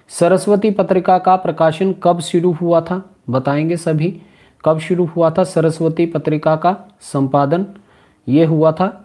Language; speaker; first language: Hindi; native; Hindi